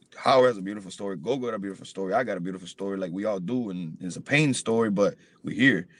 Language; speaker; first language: English; early bilingual, other home language; Spanish